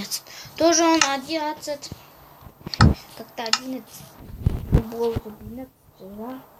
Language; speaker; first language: Russian; non-native, local second language; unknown